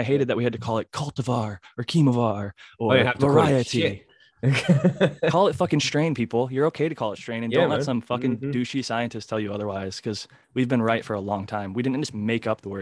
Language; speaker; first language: English; native; English